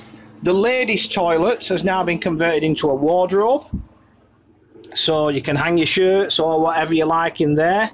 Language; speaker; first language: English; native; English